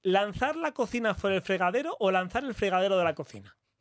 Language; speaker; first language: Spanish; native; Spanish